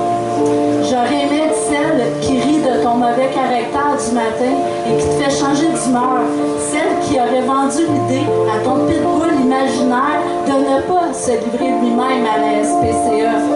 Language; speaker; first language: French; native; French